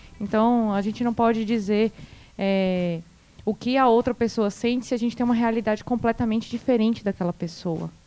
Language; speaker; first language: Portuguese; native; Portuguese